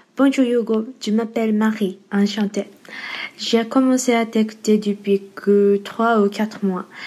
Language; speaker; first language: French; non-native, learner; Japanese